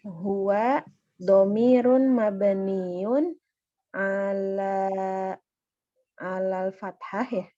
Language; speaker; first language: Arabic; non-native, learner; Indonesian